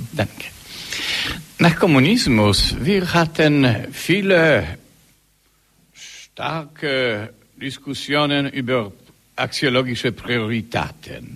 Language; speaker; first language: German; non-native, learner; Polish